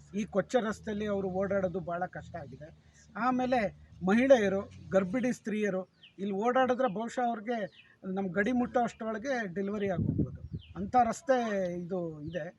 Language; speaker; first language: Kannada; native; Kannada